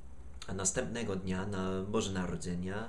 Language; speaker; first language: Polish; non-native, fluent; English